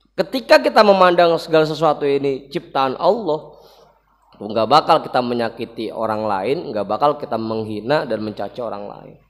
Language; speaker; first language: Indonesian; native; Indonesian